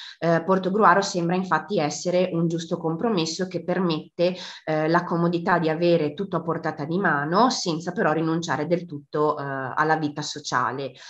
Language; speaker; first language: Italian; native; Italian